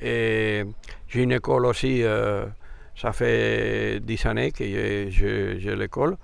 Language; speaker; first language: French; non-native, fluent; Spanish